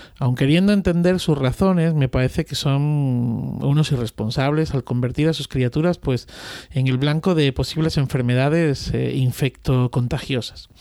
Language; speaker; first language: Spanish; native; Spanish